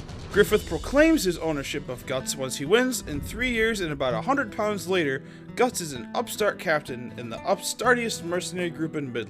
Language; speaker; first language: English; native; English